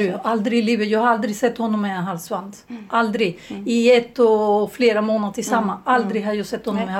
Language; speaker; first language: Swedish; non-native, fluent; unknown